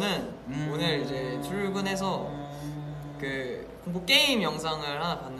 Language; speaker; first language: Korean; native; Korean